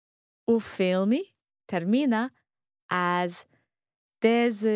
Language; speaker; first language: Portuguese; non-native, learner; English